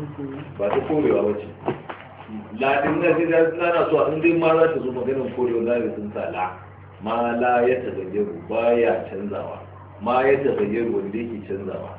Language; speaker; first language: Arabic; non-native, fluent; Hausa